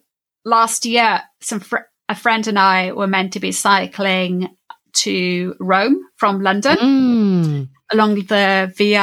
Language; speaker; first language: English; native; English